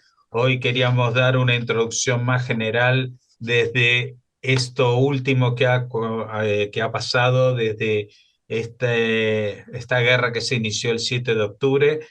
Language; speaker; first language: Spanish; native; Spanish